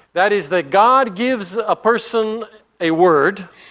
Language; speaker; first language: English; native; English